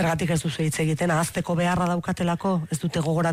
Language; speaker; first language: Basque; native; Basque